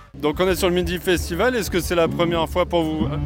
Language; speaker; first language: French; native; French